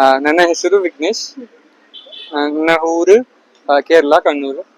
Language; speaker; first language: Kannada; non-native, learner; Malayalam